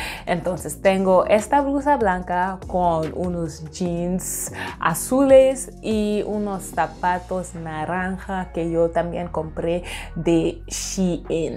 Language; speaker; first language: Spanish; non-native, fluent; English